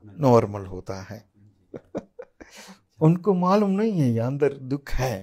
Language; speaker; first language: Hindi; non-native, fluent; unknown